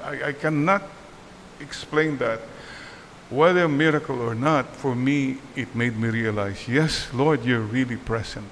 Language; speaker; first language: English; non-native, local second language; Filipino